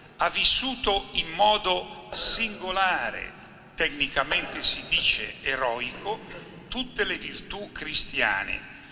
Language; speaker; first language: Italian; native; Italian